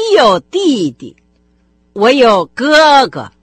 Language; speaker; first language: Chinese; non-native, fluent; Russian